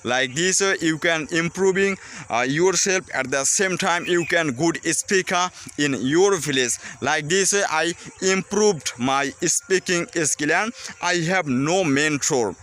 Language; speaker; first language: English; non-native, learner; Bangla